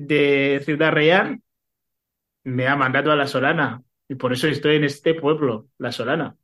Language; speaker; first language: Spanish; non-native, fluent; Kinyarwanda